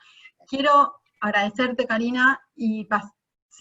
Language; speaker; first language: Spanish; native; Spanish